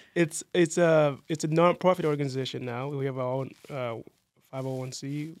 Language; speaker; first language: English; non-native, fluent; Kinyarwanda